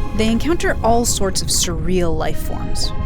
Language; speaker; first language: English; native; English